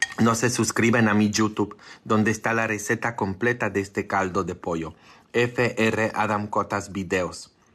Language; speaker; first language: Spanish; non-native, fluent; Polish